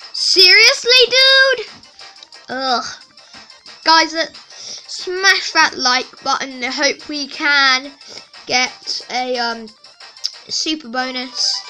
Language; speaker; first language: English; native; English